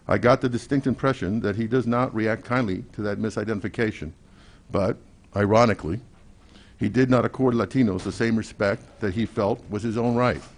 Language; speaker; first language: English; native; English